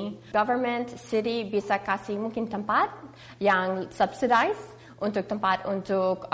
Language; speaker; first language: Indonesian; early bilingual, heritage; English